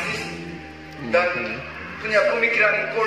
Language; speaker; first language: Indonesian; non-native, fluent; Korean